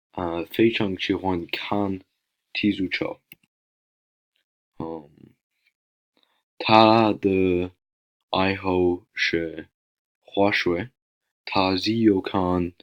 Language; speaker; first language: Chinese; non-native, learner; English